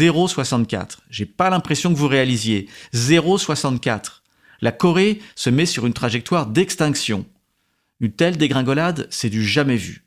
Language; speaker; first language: French; native; French